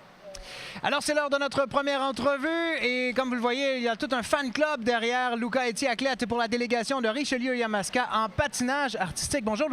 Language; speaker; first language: French; native; French